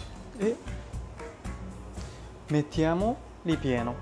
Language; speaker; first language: Italian; non-native, learner; Japanese